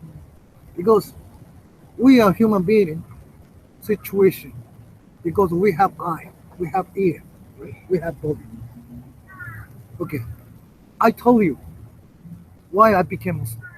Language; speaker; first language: English; non-native, learner; Japanese